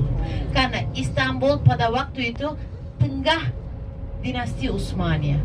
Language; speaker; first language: Indonesian; non-native, fluent; Turkish